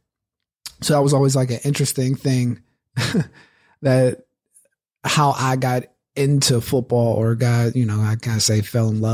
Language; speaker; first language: English; native; English